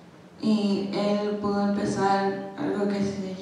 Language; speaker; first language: Spanish; non-native, learner; English